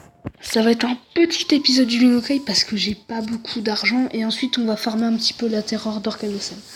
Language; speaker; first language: French; native; French